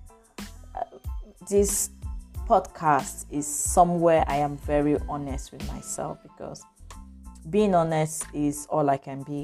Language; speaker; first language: English; non-native, local second language; Igbo